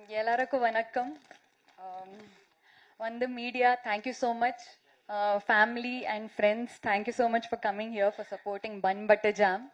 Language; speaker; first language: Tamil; non-native, fluent; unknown